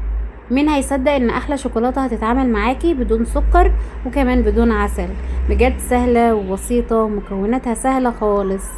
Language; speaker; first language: Arabic; native; Arabic